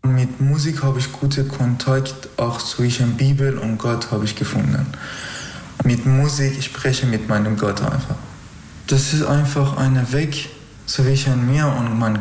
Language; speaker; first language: German; non-native, learner; Persian